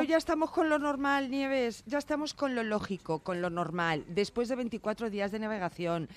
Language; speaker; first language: Spanish; native; Spanish